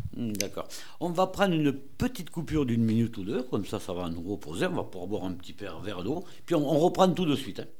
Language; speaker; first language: French; native; French